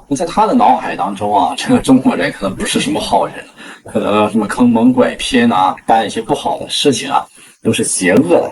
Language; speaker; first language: Chinese; native; Chinese